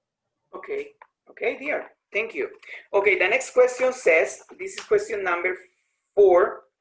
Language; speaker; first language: English; non-native, learner; Spanish